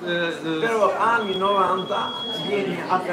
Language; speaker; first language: Italian; non-native, learner; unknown